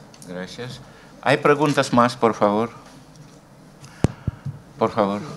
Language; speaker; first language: Spanish; non-native, fluent; Russian